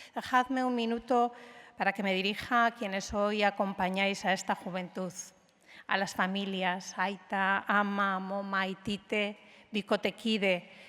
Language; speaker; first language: Spanish; native; Spanish